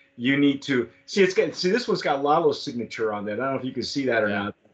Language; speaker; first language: English; native; English